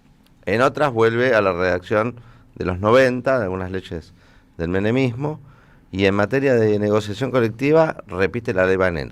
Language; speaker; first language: Spanish; native; Spanish